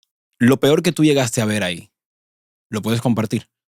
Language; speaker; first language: Spanish; native; Spanish